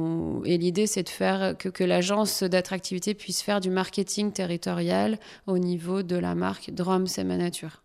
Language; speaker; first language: French; native; French